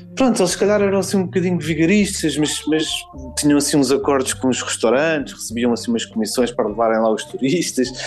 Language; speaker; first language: Portuguese; native; Portuguese